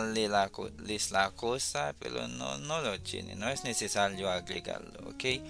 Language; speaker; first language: Spanish; non-native, fluent; Haitian Creole